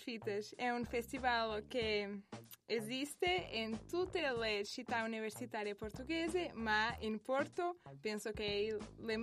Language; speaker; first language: Italian; non-native, learner; Portuguese